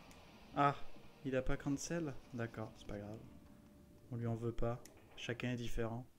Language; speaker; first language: French; native; French